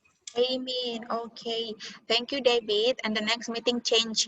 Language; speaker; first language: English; non-native, fluent; Indonesian